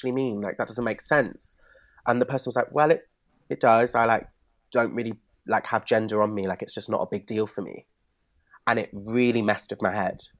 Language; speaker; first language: English; native; English